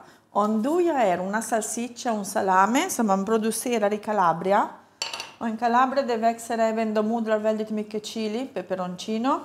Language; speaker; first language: Swedish; non-native, fluent; Italian